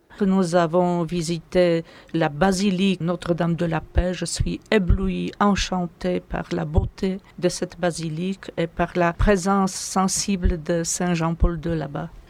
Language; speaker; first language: French; non-native, fluent; Polish